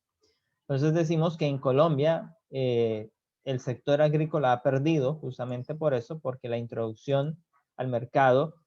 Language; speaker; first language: Spanish; native; Spanish